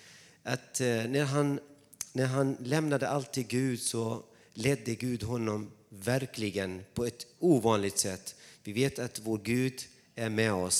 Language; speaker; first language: Swedish; non-native, fluent; Arabic